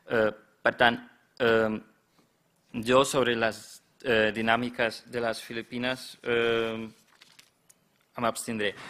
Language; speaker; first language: Catalan; non-native, fluent; German